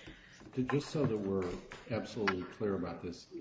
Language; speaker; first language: English; native; English